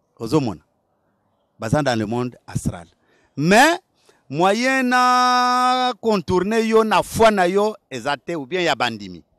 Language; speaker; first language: Lingala; non-native, local second language; Luba-Lulua